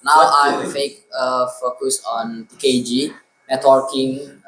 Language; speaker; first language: English; non-native, learner; Indonesian